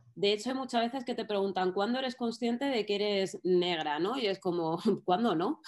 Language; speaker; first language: Spanish; native; Spanish